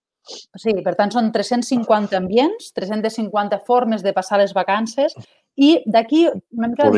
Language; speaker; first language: Catalan; native; Catalan